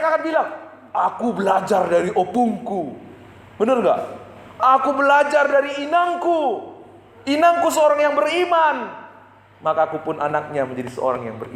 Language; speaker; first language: Indonesian; native; Indonesian